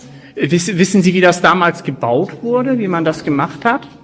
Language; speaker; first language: German; native; German